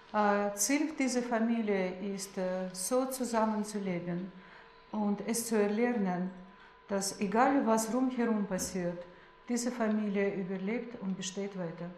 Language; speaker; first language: German; non-native, fluent; Russian